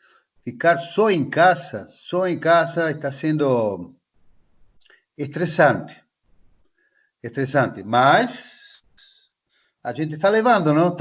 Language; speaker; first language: Portuguese; non-native, fluent; Spanish